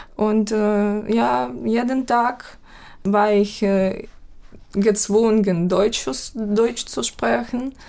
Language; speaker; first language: German; non-native, learner; Ukrainian